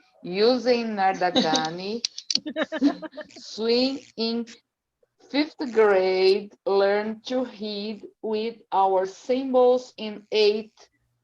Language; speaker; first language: English; non-native, learner; Portuguese